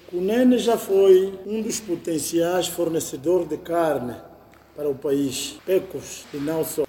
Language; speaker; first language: Portuguese; native; Portuguese